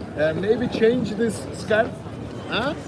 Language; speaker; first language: English; non-native, learner; Turkish